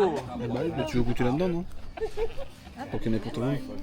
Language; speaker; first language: French; native; French